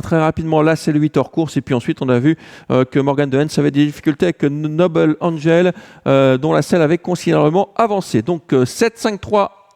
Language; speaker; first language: French; native; French